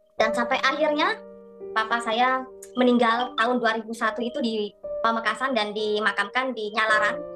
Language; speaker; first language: Indonesian; non-native, local second language; Madurese